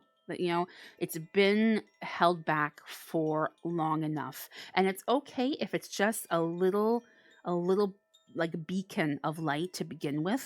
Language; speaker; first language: English; native; English